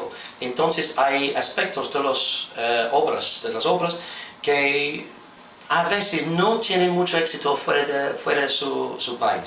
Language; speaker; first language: Spanish; non-native, fluent; English